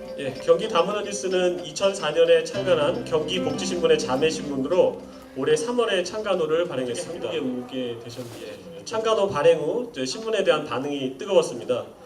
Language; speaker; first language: Korean; native; Korean